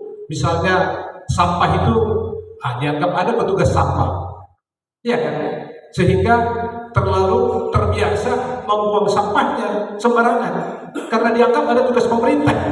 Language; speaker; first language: Indonesian; native; Indonesian